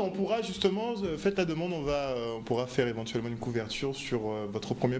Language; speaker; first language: French; native; French